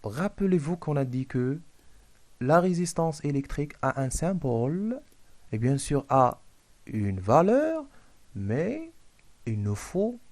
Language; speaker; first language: French; non-native, local second language; Arabic